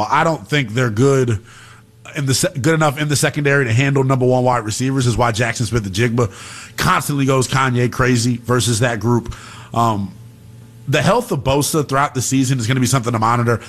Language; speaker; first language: English; native; English